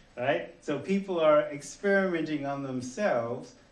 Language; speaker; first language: English; native; English